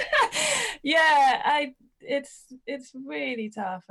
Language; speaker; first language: English; native; English